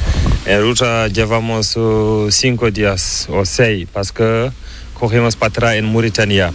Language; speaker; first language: Spanish; non-native, learner; Fula